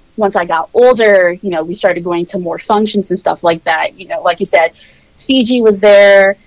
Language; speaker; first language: English; native; English